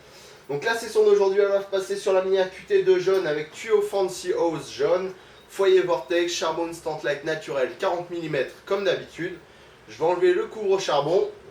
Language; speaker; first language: French; native; French